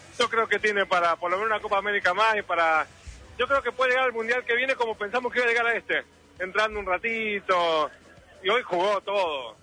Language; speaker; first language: Spanish; native; Spanish